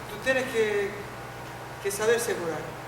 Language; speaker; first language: Spanish; non-native, learner; Portuguese